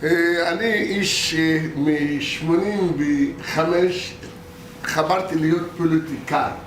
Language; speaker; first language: Hebrew; non-native, local second language; Arabic